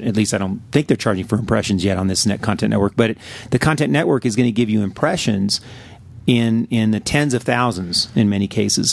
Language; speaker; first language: English; native; English